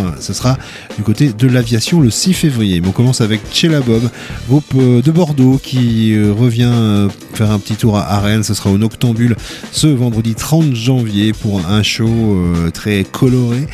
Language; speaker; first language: French; native; French